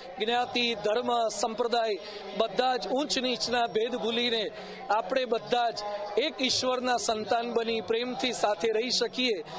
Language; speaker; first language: Gujarati; native; Gujarati